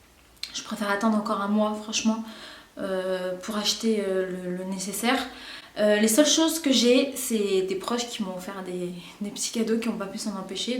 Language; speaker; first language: French; native; French